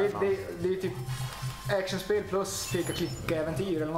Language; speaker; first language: Swedish; native; Swedish